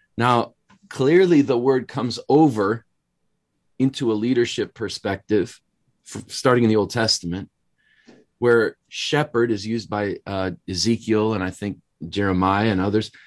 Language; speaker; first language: English; native; English